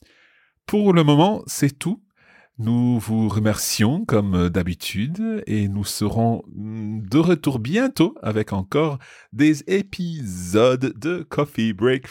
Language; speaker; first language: French; non-native, fluent; English